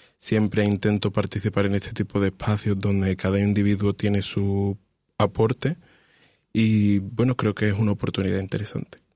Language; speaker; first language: Spanish; early bilingual, other home language; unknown